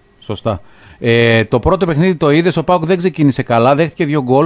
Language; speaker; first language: Greek; native; Greek